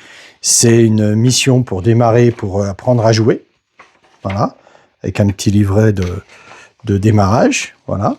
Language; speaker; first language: French; native; French